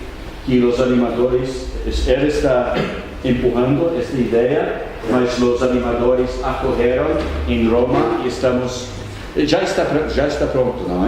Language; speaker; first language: Spanish; non-native, fluent; Portuguese